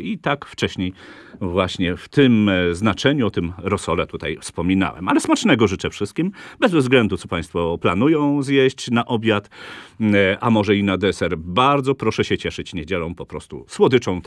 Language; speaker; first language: Polish; native; Polish